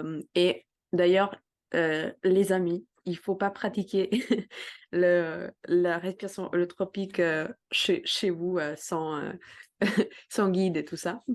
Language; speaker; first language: French; non-native, fluent; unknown